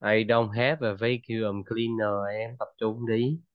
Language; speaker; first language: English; non-native, fluent; Vietnamese